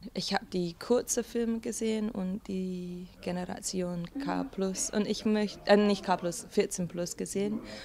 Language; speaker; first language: German; non-native, learner; English